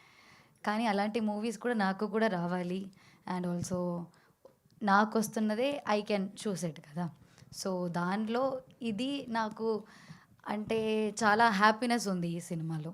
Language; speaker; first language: Telugu; non-native, fluent; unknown